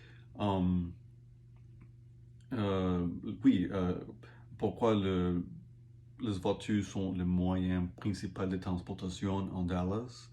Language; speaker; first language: French; non-native, learner; English